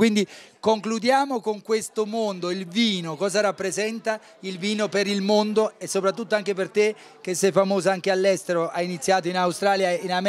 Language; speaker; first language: Italian; native; Italian